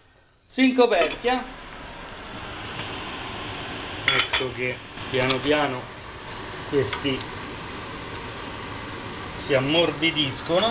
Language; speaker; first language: Italian; native; Italian